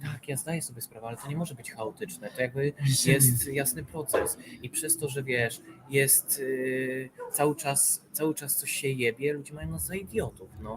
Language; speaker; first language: Polish; native; Polish